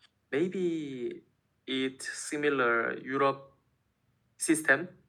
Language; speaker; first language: English; non-native, learner; Korean